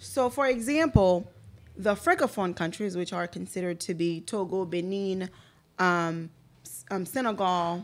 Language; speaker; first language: English; early bilingual, other home language; Haitian Creole